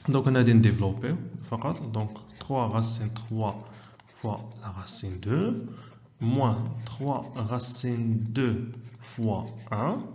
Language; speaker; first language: French; non-native, local second language; Arabic